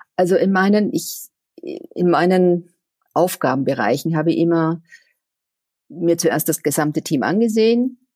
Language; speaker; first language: German; native; German